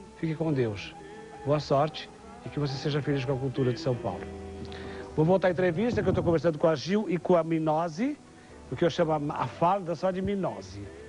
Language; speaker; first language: Portuguese; native; Portuguese